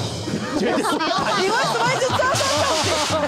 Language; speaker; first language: Chinese; native; Chinese